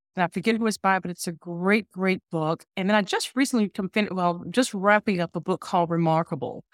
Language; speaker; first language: English; native; English